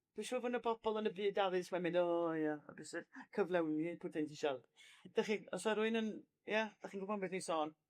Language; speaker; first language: Welsh; native; Welsh